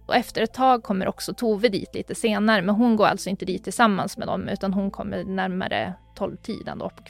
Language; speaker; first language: Swedish; native; Swedish